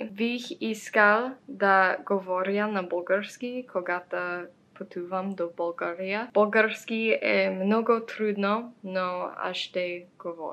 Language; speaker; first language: Bulgarian; non-native, learner; English